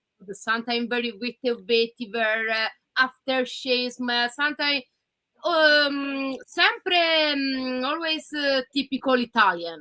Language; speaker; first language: English; non-native, learner; Italian